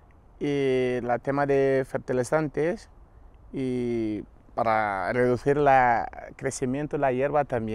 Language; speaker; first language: Spanish; non-native, learner; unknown